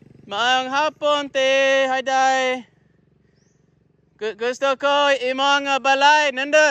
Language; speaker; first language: Cebuano; non-native, learner; English